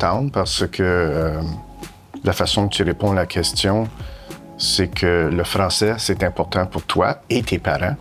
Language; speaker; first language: French; native; French